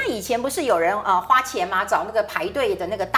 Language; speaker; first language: Chinese; native; Chinese